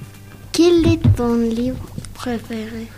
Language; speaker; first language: French; non-native, learner; Spanish